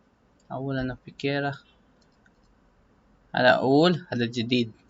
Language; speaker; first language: Arabic; non-native, learner; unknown